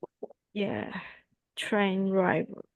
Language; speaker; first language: English; non-native, learner; Vietnamese